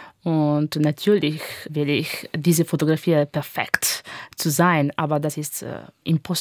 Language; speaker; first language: German; non-native, learner; Italian